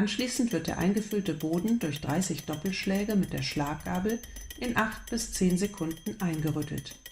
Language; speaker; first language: German; native; German